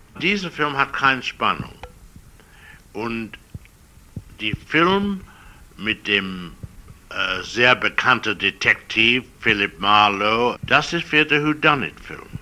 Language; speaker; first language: German; non-native, learner; English